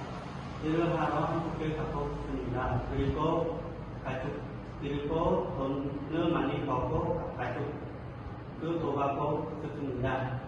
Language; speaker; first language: Korean; non-native, learner; Khmer